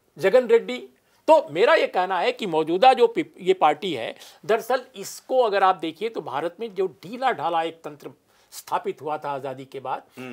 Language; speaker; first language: Hindi; native; Hindi